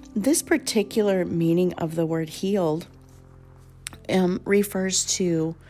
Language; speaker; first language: English; native; English